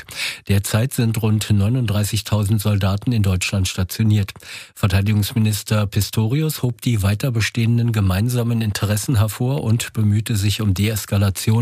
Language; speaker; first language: German; native; German